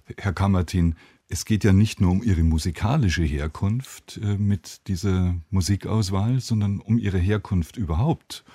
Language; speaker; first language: German; native; German